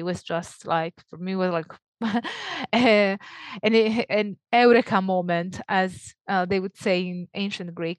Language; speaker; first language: English; non-native, fluent; Italian